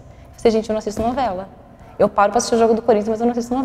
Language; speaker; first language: Portuguese; native; Portuguese